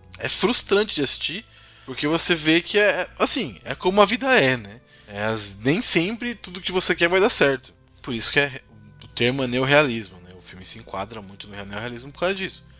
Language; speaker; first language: Portuguese; native; Portuguese